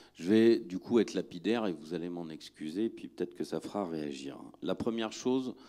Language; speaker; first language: French; native; French